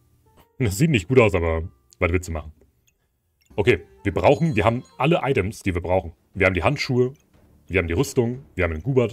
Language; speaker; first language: German; native; German